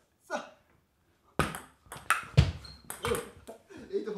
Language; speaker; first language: Japanese; native; Japanese